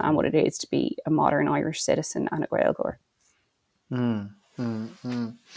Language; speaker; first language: English; native; English